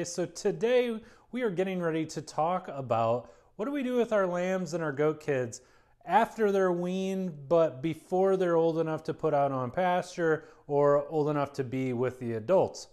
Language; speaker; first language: English; native; English